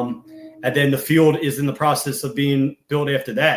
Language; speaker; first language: English; native; English